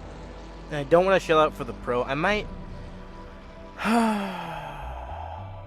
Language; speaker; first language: English; native; English